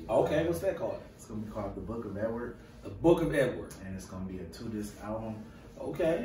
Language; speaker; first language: English; native; English